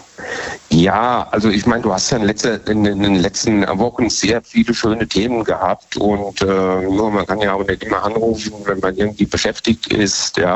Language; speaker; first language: German; native; German